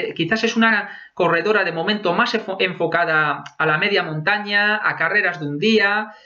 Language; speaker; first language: Spanish; native; Spanish